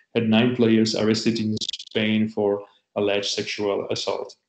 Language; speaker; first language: English; non-native, fluent; Polish